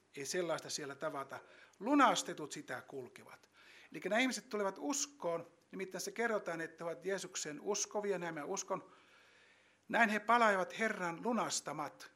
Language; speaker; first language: Finnish; native; Finnish